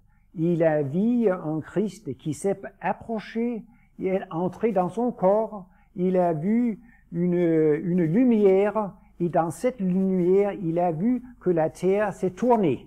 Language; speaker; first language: French; non-native, fluent; Danish